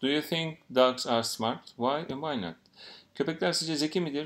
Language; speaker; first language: English; non-native, fluent; Turkish